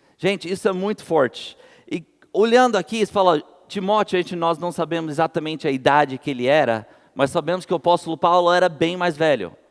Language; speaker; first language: Portuguese; non-native, fluent; English